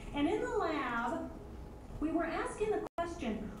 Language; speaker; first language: English; native; English